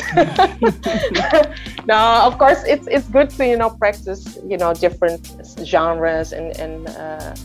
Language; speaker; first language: English; early bilingual, other home language; Indonesian